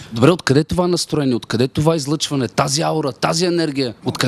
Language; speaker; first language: Bulgarian; native; Bulgarian